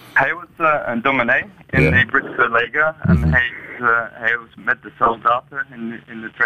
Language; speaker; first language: Dutch; non-native, fluent; English